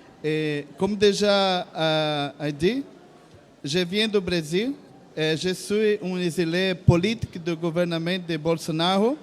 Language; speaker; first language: French; non-native, learner; Portuguese